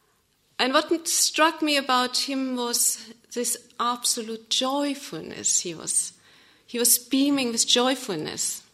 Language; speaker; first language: English; non-native, fluent; German